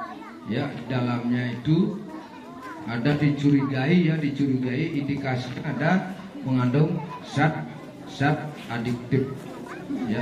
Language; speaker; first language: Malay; non-native, local second language; Balinese